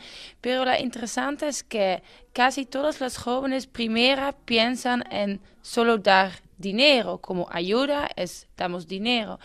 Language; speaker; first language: Spanish; non-native, learner; Dutch